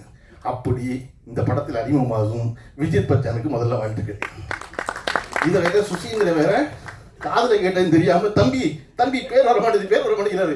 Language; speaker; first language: Tamil; native; Tamil